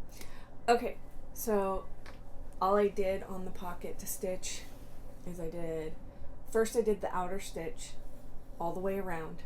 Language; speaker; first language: English; native; English